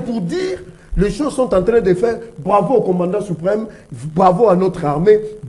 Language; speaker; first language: French; non-native, local second language; Lingala